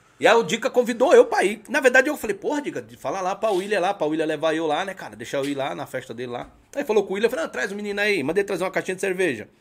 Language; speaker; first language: Portuguese; native; Portuguese